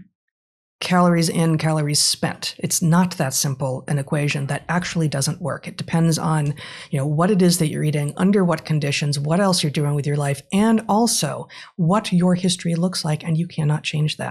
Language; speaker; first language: English; native; English